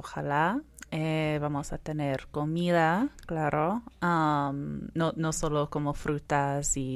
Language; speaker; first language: Spanish; non-native, fluent; English